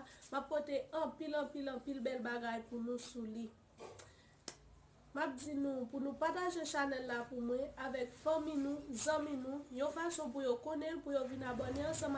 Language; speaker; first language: French; non-native, learner; Haitian Creole